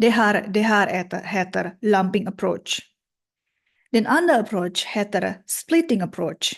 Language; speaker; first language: Swedish; non-native, learner; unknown